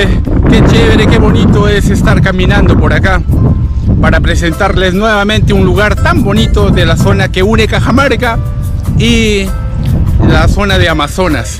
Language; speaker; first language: Spanish; native; Spanish